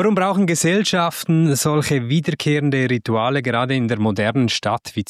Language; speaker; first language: German; native; German